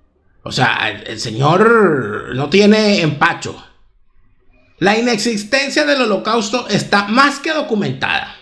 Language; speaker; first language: Spanish; native; Spanish